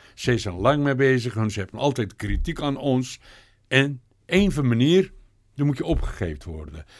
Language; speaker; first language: Dutch; non-native, learner; Turkish